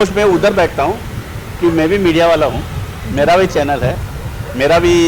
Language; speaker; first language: Hindi; non-native, local second language; Marathi